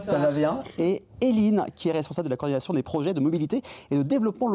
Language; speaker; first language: French; native; French